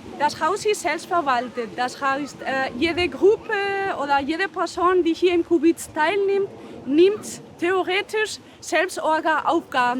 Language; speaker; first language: German; non-native, fluent; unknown